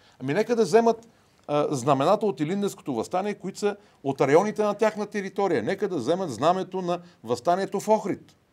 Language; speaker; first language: Bulgarian; native; Bulgarian